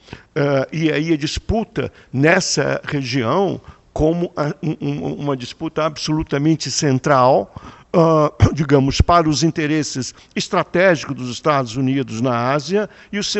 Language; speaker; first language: Portuguese; native; Portuguese